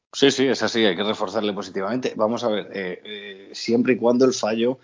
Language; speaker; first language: Spanish; native; Spanish